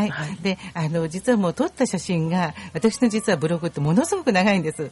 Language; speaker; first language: Japanese; native; Japanese